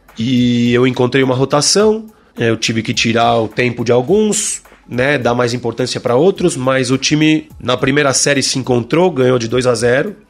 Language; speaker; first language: Portuguese; non-native, fluent; Spanish